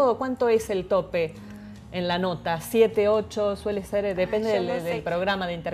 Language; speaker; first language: Spanish; native; Spanish